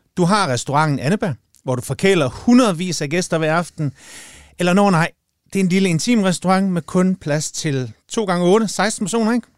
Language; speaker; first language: Danish; native; Danish